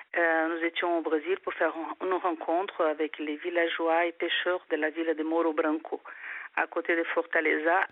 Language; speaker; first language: French; non-native, fluent; Portuguese